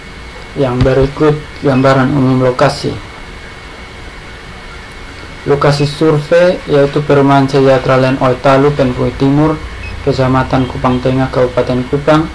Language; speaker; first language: Indonesian; native; Indonesian